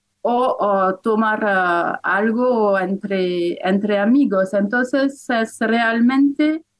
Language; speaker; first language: Spanish; non-native, fluent; French